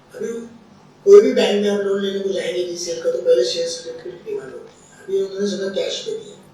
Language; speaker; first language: Hindi; non-native, local second language; Marathi